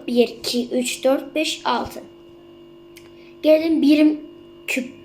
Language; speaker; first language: Turkish; native; Turkish